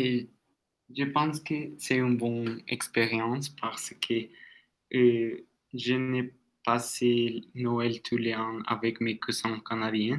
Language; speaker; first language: French; non-native, learner; Spanish